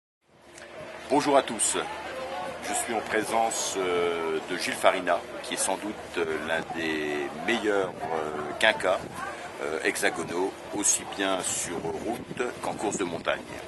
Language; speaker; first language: French; native; French